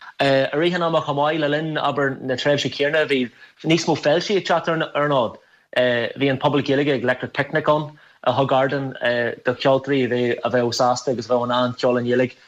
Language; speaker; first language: Irish; non-native, local second language; English